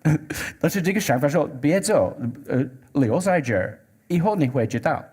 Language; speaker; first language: Chinese; non-native, learner; English